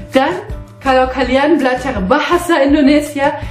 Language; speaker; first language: Indonesian; non-native, fluent; German